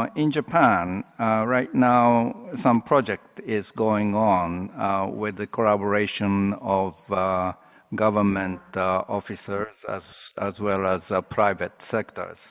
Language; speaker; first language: English; non-native, fluent; Japanese